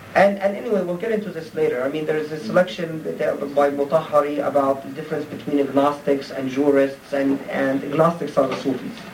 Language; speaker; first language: English; non-native, fluent; Arabic